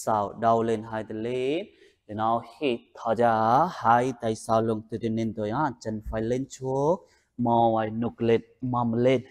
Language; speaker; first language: Vietnamese; non-native, learner; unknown